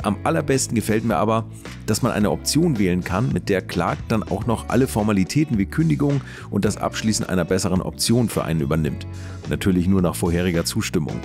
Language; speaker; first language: German; native; German